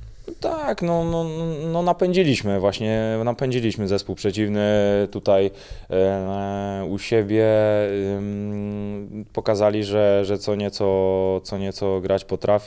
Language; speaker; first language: Polish; native; Polish